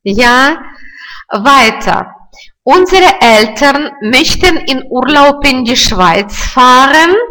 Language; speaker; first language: German; non-native, fluent; Russian